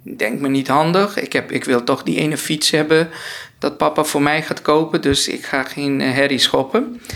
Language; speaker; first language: Dutch; non-native, local second language; Papiamento